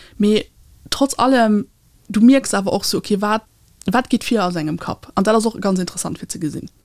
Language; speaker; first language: Luxembourgish; native; Luxembourgish